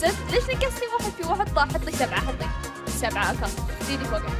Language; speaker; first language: Arabic; native; Arabic